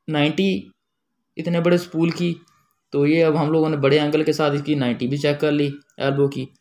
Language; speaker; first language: Hindi; native; Hindi